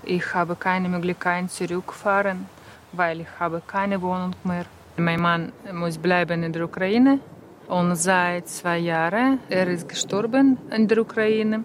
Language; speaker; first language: German; non-native, learner; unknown